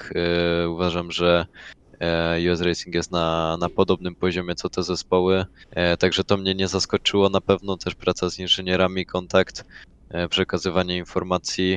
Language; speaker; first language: Polish; native; Polish